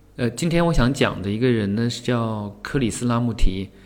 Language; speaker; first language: Chinese; native; Chinese